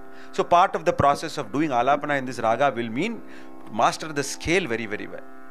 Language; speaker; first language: English; non-native, local second language; Tamil